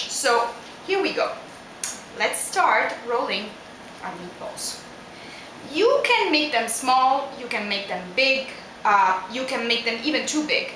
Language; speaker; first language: English; non-native, fluent; Italian